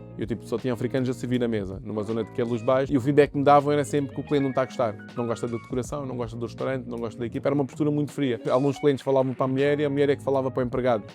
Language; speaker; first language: Portuguese; early bilingual, other home language; Kabuverdianu